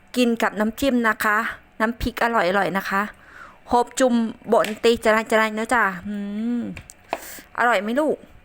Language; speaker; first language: Thai; non-native, local second language; Northern Khmer